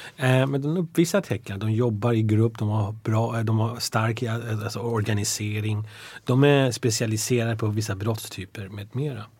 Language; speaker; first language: Swedish; early bilingual, other home language; Persian